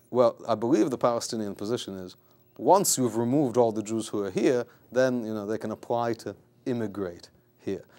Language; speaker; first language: English; native; English